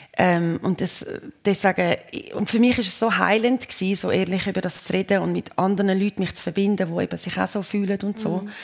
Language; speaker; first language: German; native; German